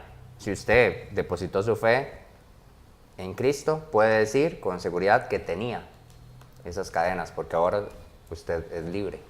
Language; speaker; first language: Spanish; native; Spanish